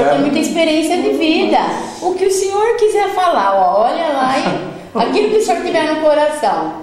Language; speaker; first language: Portuguese; native; Portuguese